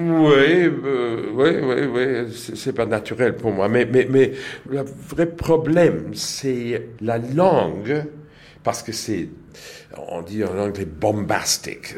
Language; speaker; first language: French; non-native, learner; English